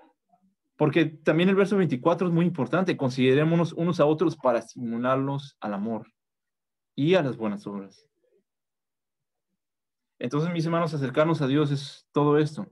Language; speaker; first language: Spanish; native; Spanish